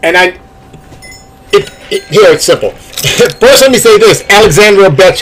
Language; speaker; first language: English; native; English